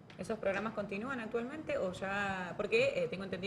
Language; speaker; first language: Spanish; native; Spanish